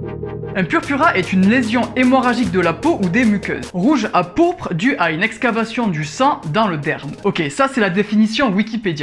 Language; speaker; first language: French; native; French